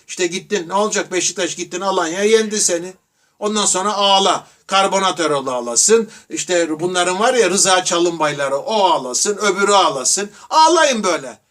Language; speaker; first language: Turkish; native; Turkish